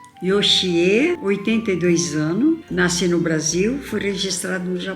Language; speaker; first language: Portuguese; non-native, local second language; Japanese